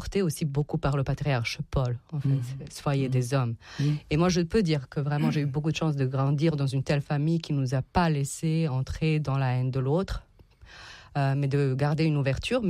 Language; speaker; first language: French; non-native, fluent; Serbian